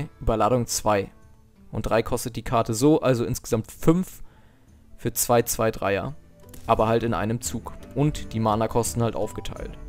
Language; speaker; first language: German; native; German